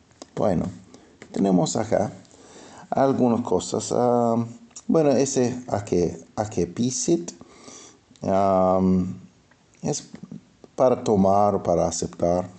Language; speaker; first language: Spanish; non-native, fluent; English